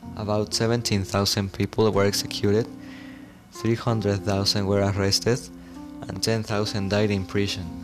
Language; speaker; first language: English; non-native, learner; Spanish